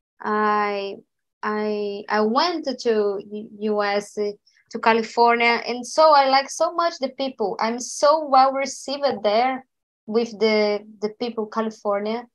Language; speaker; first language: English; non-native, learner; Portuguese